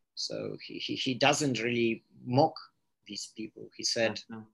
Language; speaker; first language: English; non-native, fluent; Polish